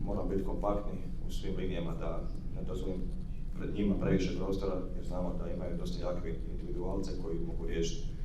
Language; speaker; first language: Croatian; native; Croatian